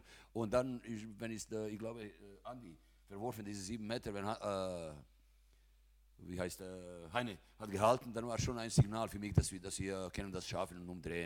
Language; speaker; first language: German; non-native, fluent; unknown